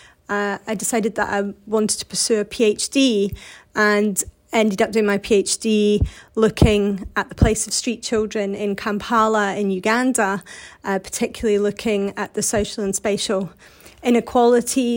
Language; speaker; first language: English; native; English